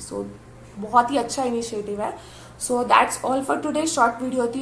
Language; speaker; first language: Hindi; native; Hindi